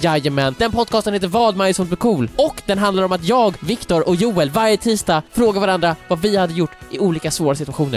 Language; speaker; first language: Swedish; native; Swedish